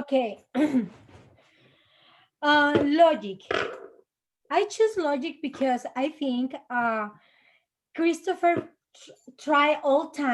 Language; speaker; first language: English; non-native, learner; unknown